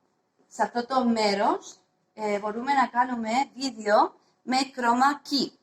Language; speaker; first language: Greek; non-native, fluent; Spanish